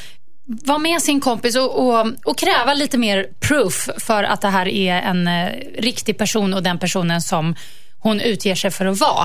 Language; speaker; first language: Swedish; native; Swedish